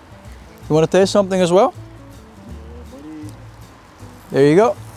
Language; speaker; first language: English; non-native, fluent; Dutch